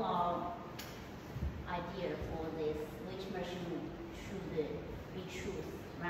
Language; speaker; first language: English; non-native, learner; Chinese